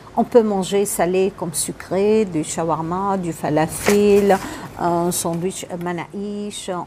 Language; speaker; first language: French; non-native, local second language; Arabic